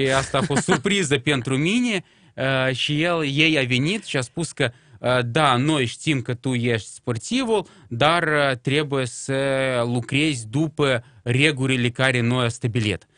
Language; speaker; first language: Romanian; non-native, local second language; Russian